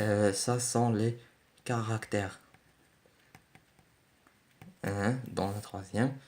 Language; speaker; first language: French; non-native, learner; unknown